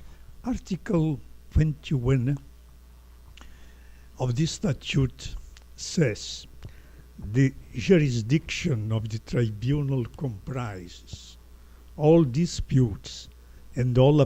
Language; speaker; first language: English; non-native, fluent; Portuguese